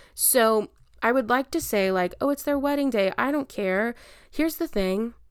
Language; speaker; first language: English; native; English